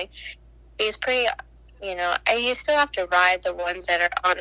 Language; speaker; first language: English; native; English